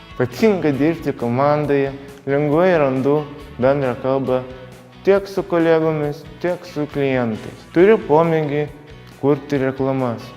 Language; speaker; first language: Lithuanian; native; Lithuanian